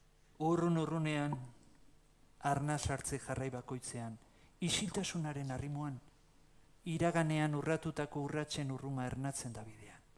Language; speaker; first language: Basque; native; Basque